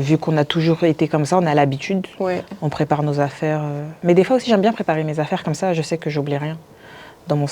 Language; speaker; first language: French; native; French